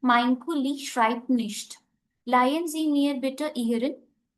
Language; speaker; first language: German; non-native, learner; Hindi